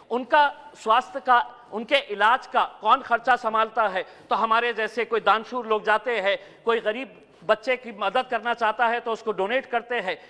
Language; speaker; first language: Hindi; non-native, local second language; Urdu